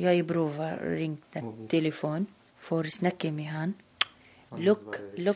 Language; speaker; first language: Norwegian; non-native, learner; Arabic